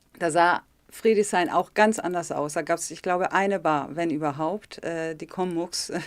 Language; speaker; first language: German; early bilingual, heritage; German